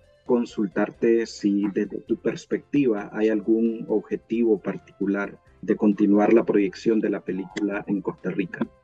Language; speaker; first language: Spanish; native; Spanish